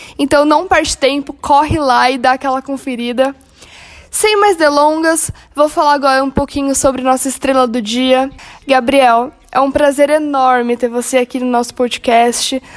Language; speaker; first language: Portuguese; native; Portuguese